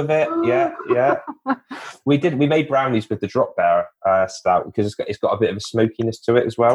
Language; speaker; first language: English; native; English